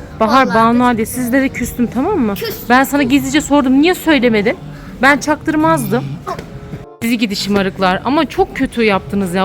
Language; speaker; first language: Turkish; native; Turkish